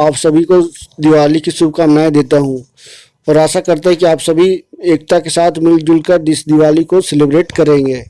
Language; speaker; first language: Hindi; native; Hindi